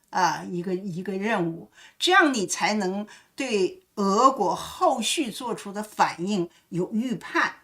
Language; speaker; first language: Chinese; native; Chinese